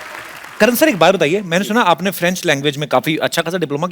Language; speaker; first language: Hindi; native; Hindi